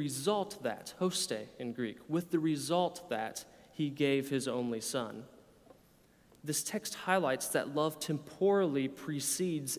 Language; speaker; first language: English; native; English